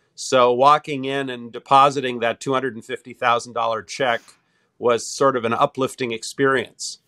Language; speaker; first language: English; native; English